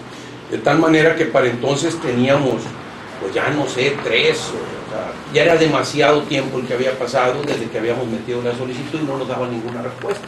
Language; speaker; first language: Spanish; native; Spanish